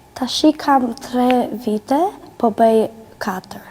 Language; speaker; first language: Albanian; early bilingual, heritage; Albanian